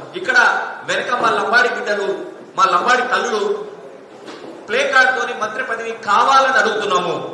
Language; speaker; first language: Telugu; non-native, local second language; Lambadi